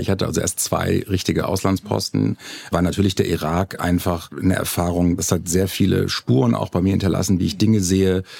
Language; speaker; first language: German; native; German